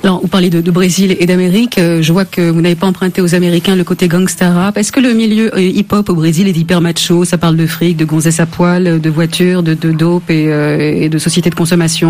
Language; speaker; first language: French; native; French